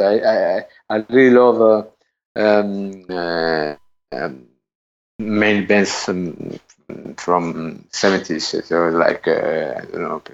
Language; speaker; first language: English; non-native, learner; Italian